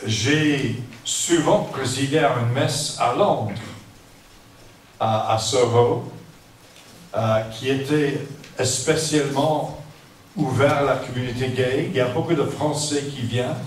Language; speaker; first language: French; non-native, fluent; English